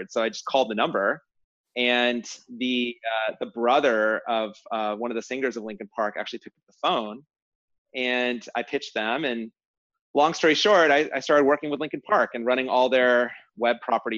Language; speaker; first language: English; native; English